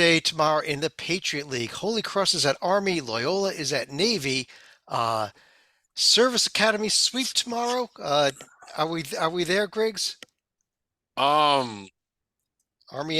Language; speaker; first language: English; native; English